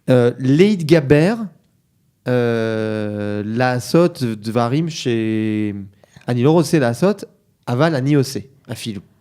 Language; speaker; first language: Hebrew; non-native, learner; French